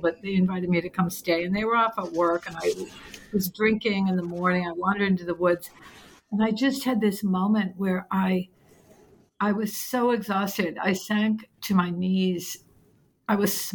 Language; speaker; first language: English; native; English